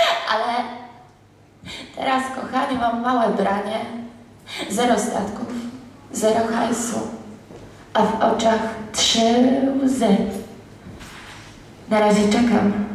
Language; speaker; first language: Polish; native; Polish